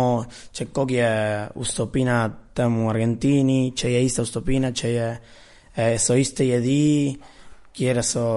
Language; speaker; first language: Slovenian; early bilingual, heritage; Spanish